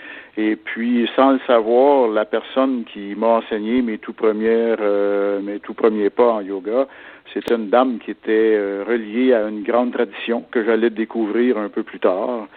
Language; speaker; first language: French; native; French